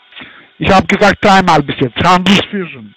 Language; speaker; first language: German; non-native, learner; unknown